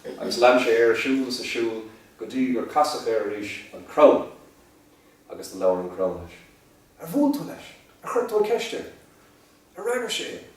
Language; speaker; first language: Irish; native; Irish